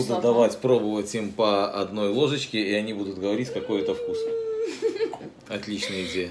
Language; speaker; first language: Russian; native; Russian